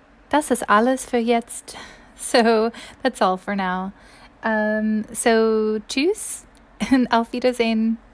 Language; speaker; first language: German; non-native, fluent; English